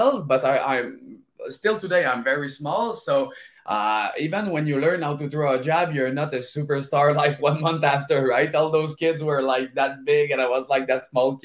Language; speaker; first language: English; non-native, fluent; French